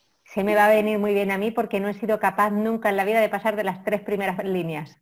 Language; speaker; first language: Spanish; native; Spanish